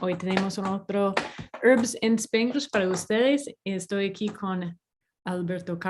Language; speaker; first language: Spanish; non-native, fluent; English